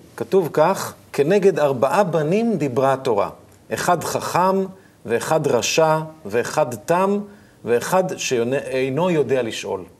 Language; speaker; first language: Hebrew; native; Hebrew